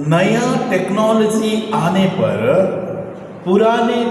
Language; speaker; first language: Hindi; non-native, local second language; Kannada